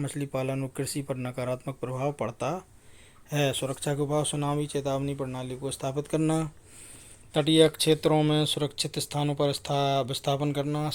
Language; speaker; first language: Hindi; native; Hindi